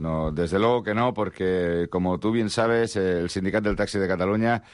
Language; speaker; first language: Spanish; non-native, local second language; Catalan